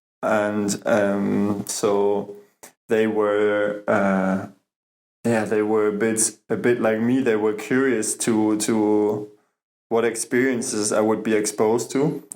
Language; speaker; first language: English; non-native, fluent; German